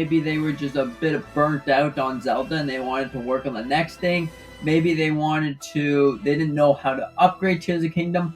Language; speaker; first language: English; native; English